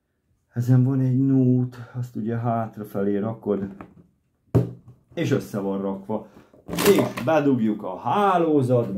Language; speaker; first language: Hungarian; native; Hungarian